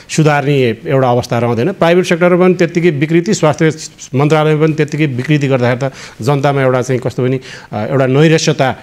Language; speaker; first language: Nepali; native; Nepali